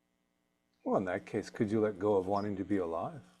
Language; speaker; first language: English; native; English